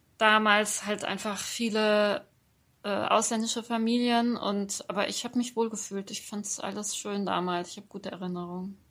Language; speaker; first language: German; early bilingual, other home language; Persian